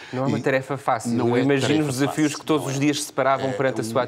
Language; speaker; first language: Portuguese; native; Portuguese